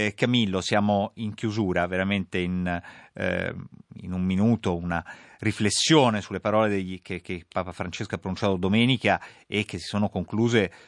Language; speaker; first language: Italian; native; Italian